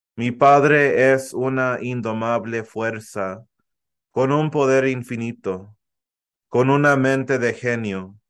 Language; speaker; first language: Spanish; early bilingual, heritage; Spanish